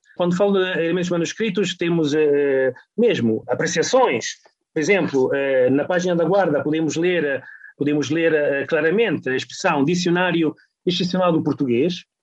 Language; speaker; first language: Portuguese; non-native, fluent; Italian